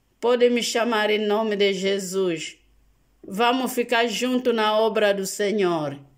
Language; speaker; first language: Portuguese; non-native, local second language; Lingala